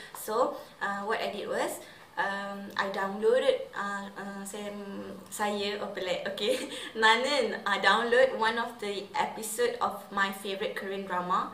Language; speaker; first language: English; non-native, local second language; Malay